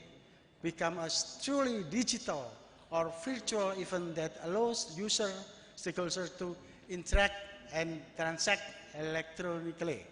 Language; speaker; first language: English; non-native, learner; Indonesian